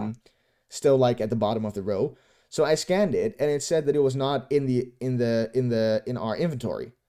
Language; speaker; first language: English; non-native, fluent; Dutch